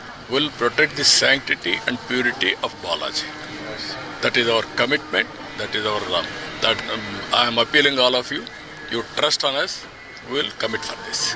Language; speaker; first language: English; non-native, local second language; Telugu